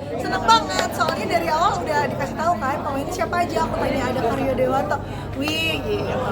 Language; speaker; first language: Indonesian; native; Indonesian